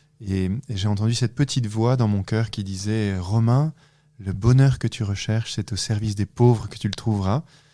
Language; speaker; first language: French; native; French